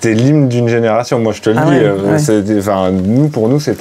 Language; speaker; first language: French; native; French